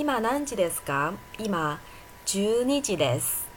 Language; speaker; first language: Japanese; non-native, fluent; Chinese